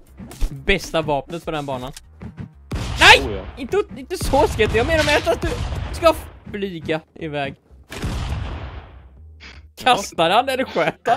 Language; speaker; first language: Swedish; native; Swedish